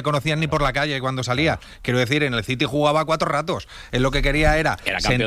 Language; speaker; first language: Spanish; native; Spanish